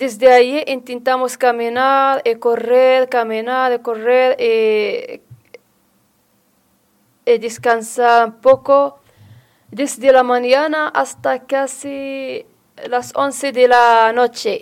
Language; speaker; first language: Spanish; non-native, learner; Arabic